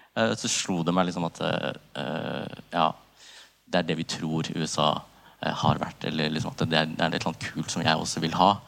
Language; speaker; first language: Norwegian; early bilingual, other home language; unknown